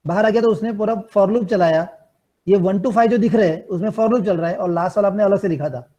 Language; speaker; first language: Hindi; non-native, local second language; Gujarati